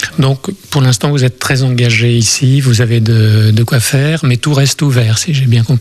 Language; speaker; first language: French; native; French